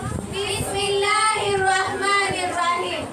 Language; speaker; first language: Arabic; non-native, learner; Swahili